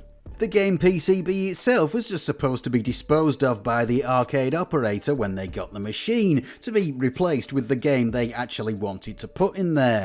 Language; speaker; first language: English; native; English